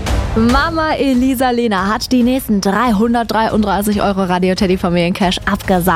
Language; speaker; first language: German; native; German